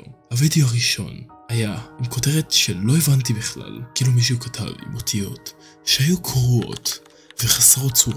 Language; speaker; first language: Hebrew; native; Hebrew